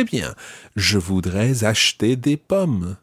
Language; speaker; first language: French; non-native, fluent; English